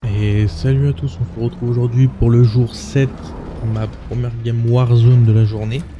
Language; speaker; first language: French; native; French